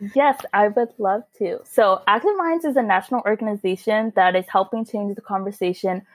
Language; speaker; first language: English; early bilingual, other home language; Hindi